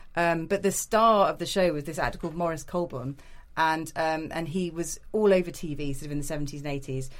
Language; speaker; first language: English; native; English